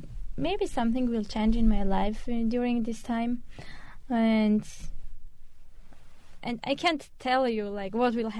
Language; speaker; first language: English; non-native, learner; Armenian